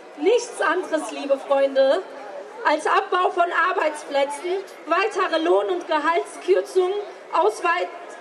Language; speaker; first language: German; early bilingual, other home language; Turkish